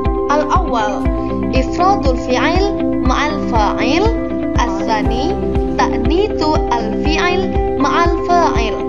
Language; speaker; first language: Arabic; non-native, learner; Indonesian